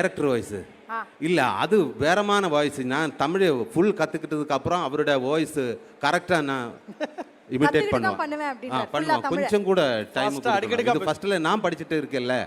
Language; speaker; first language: Tamil; non-native, learner; Malayalam